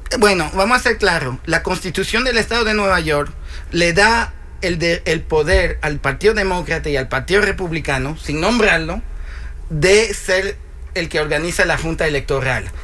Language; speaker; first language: Spanish; early bilingual, heritage; Spanish